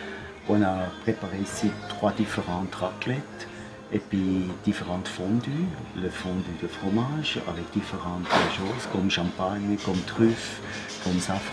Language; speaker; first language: French; non-native, local second language; German